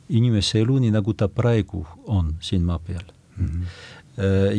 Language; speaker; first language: Estonian; non-native, fluent; French